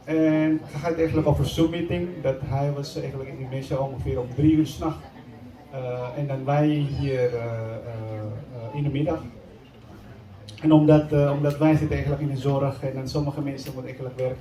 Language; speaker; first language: Dutch; non-native, fluent; Indonesian